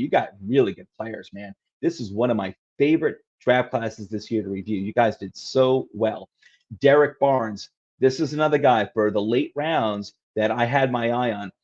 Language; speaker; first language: English; native; English